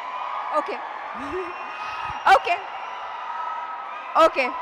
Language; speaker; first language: Telugu; non-native, fluent; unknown